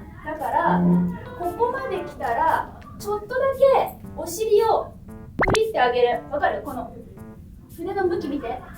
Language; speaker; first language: Japanese; native; Japanese